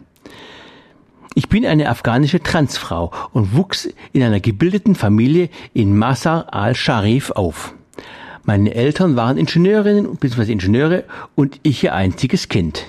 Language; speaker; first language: German; native; German